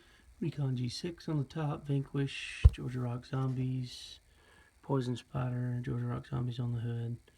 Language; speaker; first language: English; native; English